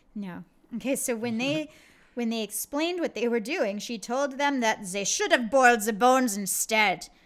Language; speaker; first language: English; native; English